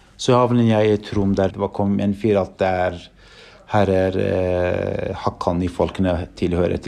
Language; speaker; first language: Norwegian; non-native, fluent; Persian